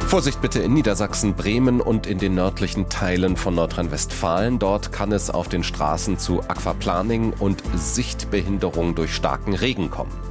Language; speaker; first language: German; native; German